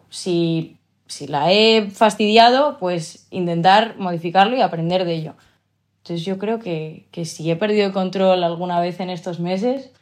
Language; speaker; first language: Spanish; native; Spanish